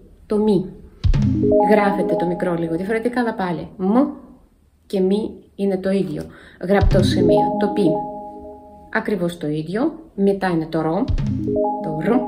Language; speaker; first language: Greek; non-native, fluent; Russian